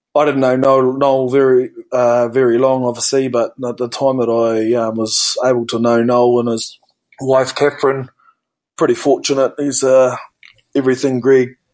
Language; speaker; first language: English; native; English